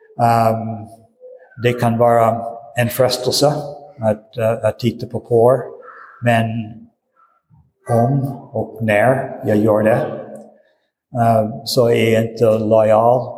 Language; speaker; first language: Swedish; non-native, fluent; English